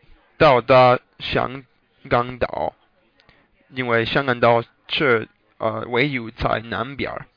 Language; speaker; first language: Chinese; non-native, learner; English